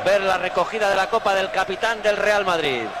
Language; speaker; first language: Spanish; native; Spanish